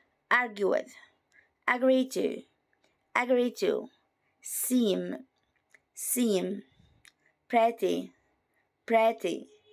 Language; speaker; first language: English; non-native, fluent; Arabic